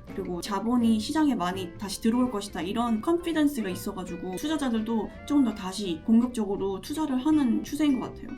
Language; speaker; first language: Korean; early bilingual, heritage; Korean